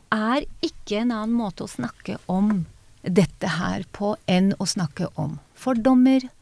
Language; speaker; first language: Norwegian; non-native, fluent; Hebrew